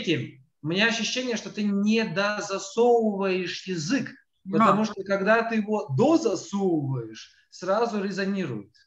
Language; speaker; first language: Russian; native; Russian